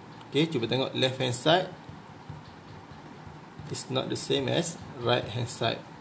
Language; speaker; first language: English; non-native, local second language; Malay